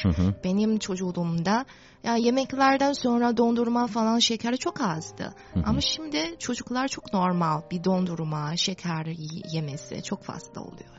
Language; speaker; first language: Turkish; non-native, fluent; Chinese